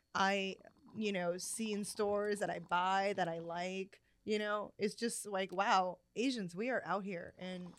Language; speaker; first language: English; early bilingual, other home language; Chinese